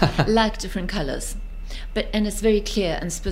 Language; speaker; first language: English; native; English